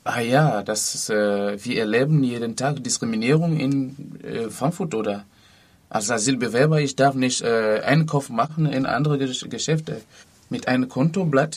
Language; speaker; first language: German; non-native, learner; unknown